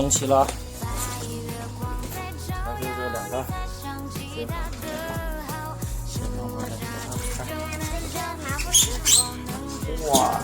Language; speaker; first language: Chinese; native; Chinese